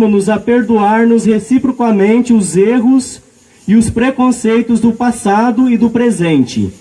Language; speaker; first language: Portuguese; native; Portuguese